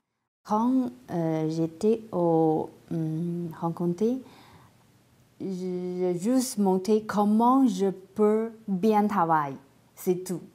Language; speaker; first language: French; non-native, learner; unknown